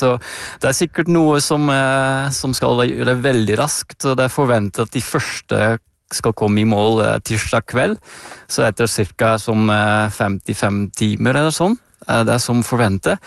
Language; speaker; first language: Norwegian; non-native, fluent; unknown